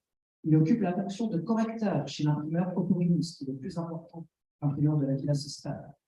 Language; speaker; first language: French; native; French